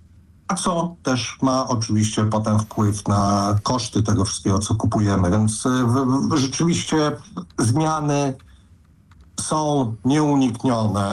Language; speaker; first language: Polish; native; Polish